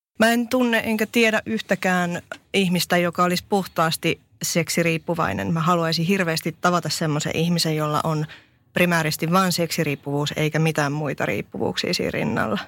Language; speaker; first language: Finnish; early bilingual, other home language; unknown